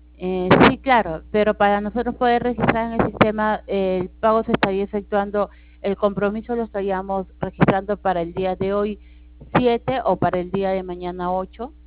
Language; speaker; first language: Spanish; native; Spanish